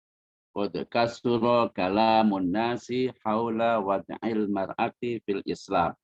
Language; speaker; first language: Arabic; non-native, fluent; Indonesian